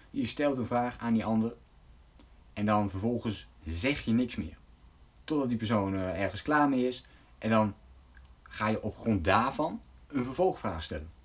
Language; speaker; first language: Dutch; native; Dutch